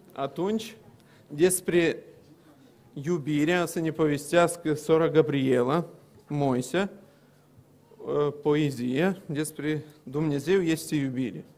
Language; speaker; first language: Romanian; non-native, local second language; Russian